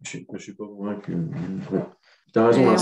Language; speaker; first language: French; native; French